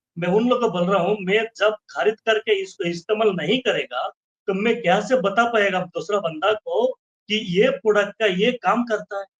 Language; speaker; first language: Hindi; non-native, fluent; Bangla